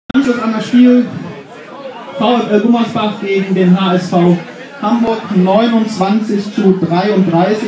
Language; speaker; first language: German; native; German